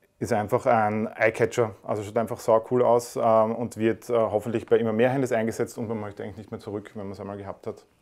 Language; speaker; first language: German; native; German